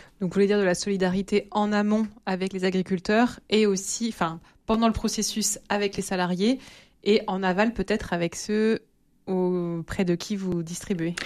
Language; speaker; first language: French; native; French